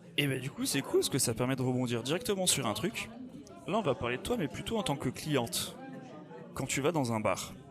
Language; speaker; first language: French; native; French